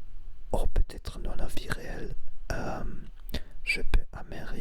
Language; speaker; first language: French; non-native, learner; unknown